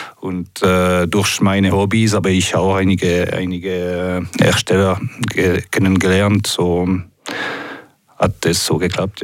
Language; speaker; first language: German; non-native, local second language; French